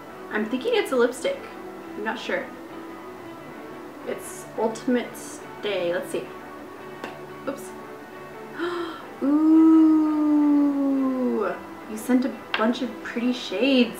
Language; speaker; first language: English; native; English